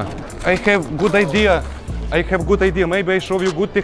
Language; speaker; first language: English; non-native, learner; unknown